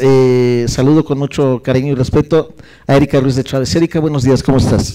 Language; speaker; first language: Spanish; native; Spanish